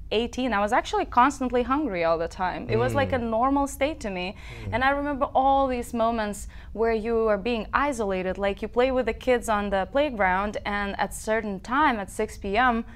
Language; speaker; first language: English; non-native, fluent; Lithuanian